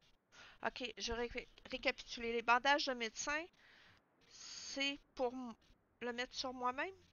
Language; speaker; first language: French; native; French